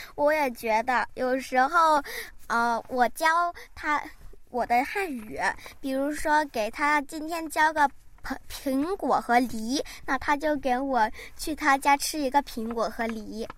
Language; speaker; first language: Chinese; early bilingual, heritage; Chinese